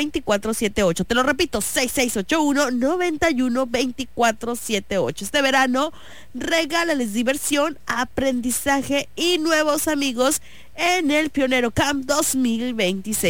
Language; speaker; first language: Spanish; native; Spanish